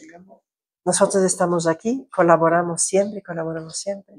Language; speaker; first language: Spanish; non-native, fluent; Croatian